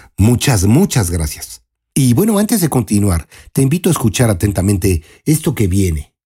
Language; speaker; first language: Spanish; native; Spanish